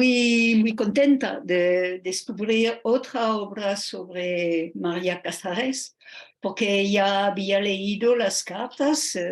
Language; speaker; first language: Spanish; non-native, fluent; French